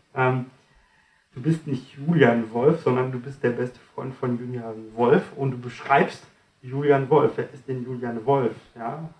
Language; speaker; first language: German; non-native, fluent; French